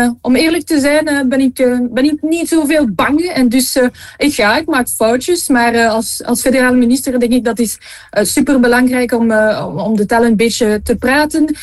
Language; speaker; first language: Dutch; non-native, local second language; French